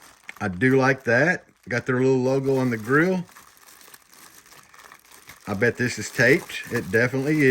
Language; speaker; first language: English; native; English